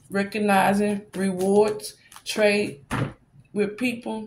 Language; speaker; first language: English; native; English